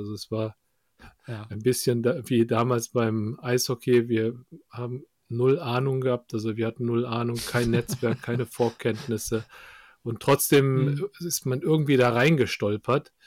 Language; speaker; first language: German; early bilingual, other home language; Korean